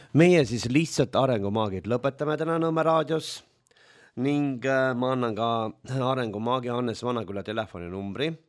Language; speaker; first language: Estonian; native; Estonian